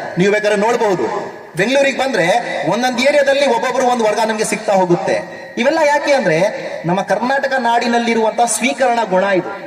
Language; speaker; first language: Kannada; non-native, local second language; Urdu